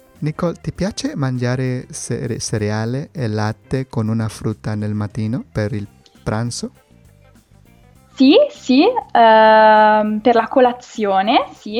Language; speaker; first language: Italian; non-native, learner; Spanish